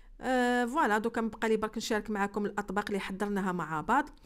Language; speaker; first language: Arabic; native; Arabic